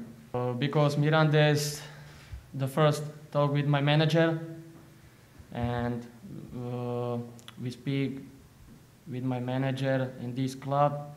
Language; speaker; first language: English; non-native, learner; Slovak